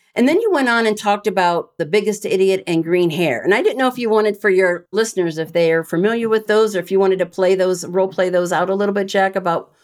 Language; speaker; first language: English; native; English